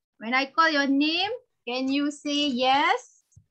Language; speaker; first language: English; non-native, local second language; Malay